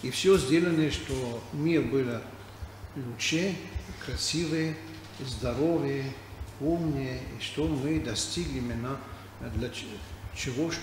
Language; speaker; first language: Russian; non-native, fluent; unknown